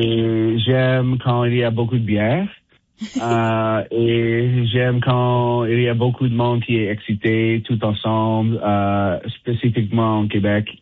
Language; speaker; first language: French; non-native, fluent; English